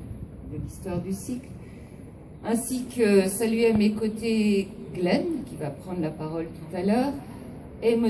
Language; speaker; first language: French; native; French